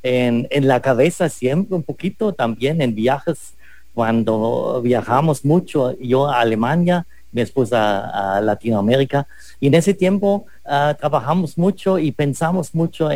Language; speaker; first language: Spanish; non-native, fluent; German